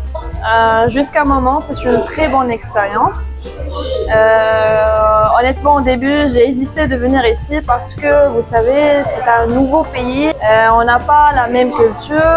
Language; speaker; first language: French; non-native, fluent; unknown